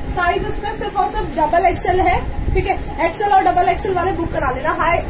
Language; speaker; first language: Hindi; native; Hindi